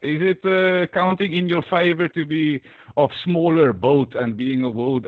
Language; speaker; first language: English; non-native, local second language; Afrikaans